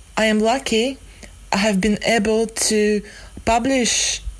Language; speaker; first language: English; non-native, fluent; Russian